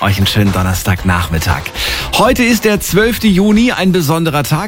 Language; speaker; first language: German; native; German